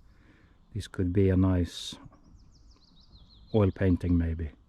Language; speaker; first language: English; non-native, fluent; Swedish